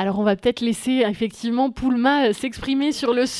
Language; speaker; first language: French; native; French